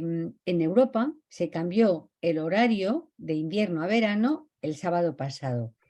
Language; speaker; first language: Spanish; native; Spanish